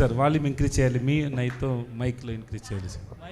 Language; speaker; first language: Telugu; non-native, learner; Tamil